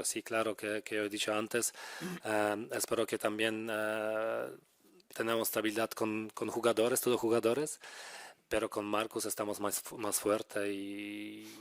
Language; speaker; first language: Spanish; non-native, fluent; Polish